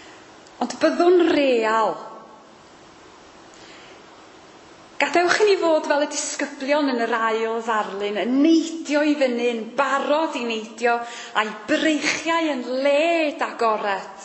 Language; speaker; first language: Welsh; native; Welsh